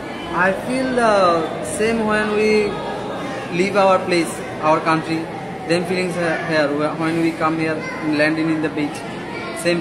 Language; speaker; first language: English; non-native, learner; Rohingya